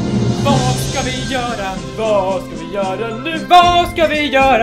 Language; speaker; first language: Swedish; native; Swedish